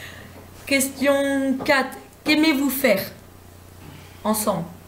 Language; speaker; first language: French; native; French